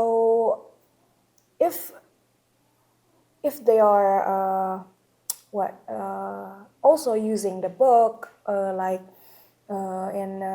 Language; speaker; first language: English; non-native, local second language; Indonesian